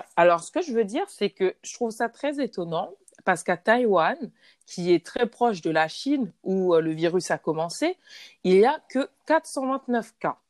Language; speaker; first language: French; native; French